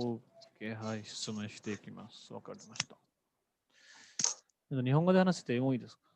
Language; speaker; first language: Japanese; non-native, learner; Hindi